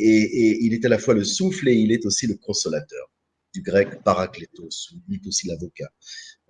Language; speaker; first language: French; native; French